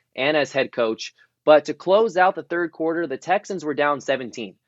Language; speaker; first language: English; native; English